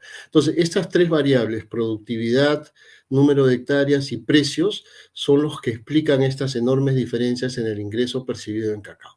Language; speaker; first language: Spanish; native; Spanish